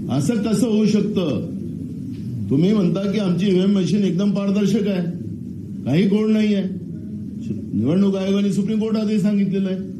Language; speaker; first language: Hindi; non-native, local second language; Marathi